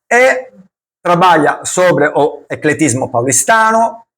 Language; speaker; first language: Portuguese; non-native, learner; Italian